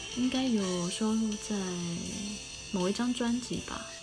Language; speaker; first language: Chinese; non-native, local second language; Min Nan Chinese